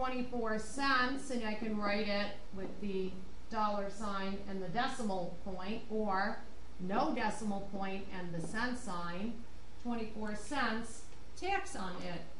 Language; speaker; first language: English; native; English